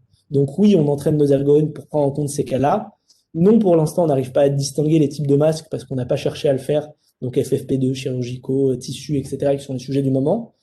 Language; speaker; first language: French; native; French